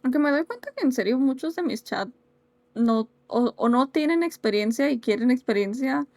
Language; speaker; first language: Spanish; early bilingual, heritage; Spanish